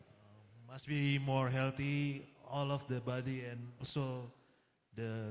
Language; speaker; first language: English; non-native, learner; Indonesian